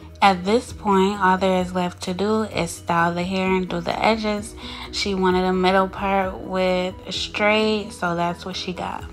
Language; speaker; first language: English; native; English